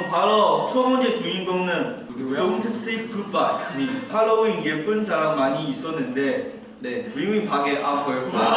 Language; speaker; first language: Korean; non-native, fluent; Chinese